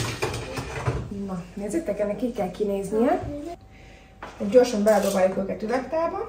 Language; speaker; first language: Hungarian; native; Hungarian